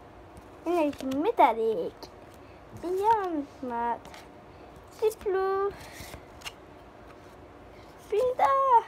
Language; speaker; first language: French; native; French